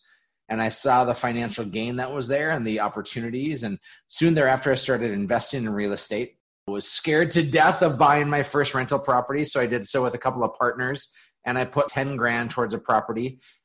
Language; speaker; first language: English; native; English